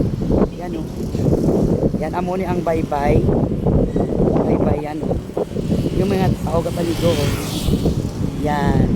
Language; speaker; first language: Filipino; non-native, local second language; Hiligaynon